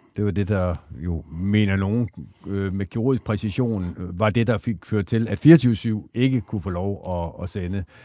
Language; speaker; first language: Danish; native; Danish